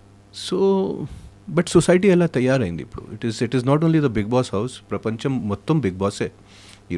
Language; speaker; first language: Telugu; non-native, fluent; Hindi